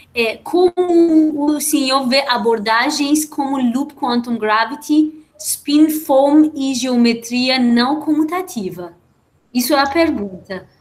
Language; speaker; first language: Portuguese; non-native, fluent; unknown